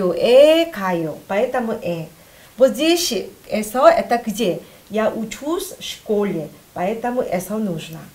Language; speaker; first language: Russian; non-native, fluent; Kyrgyz